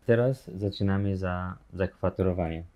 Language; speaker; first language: Polish; non-native, learner; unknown